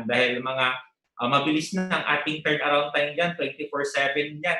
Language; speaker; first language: Filipino; native; Filipino